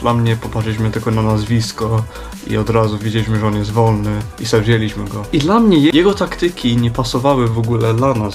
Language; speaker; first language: Polish; early bilingual, heritage; Polish